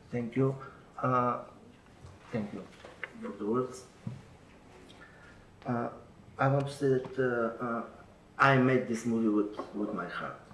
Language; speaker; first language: English; non-native, learner; Bulgarian